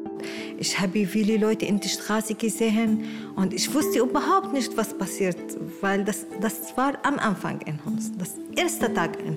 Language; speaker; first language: German; non-native, learner; Arabic